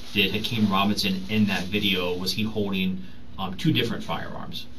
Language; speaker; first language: English; native; English